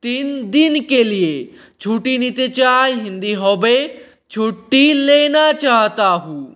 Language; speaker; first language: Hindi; non-native, fluent; Bangla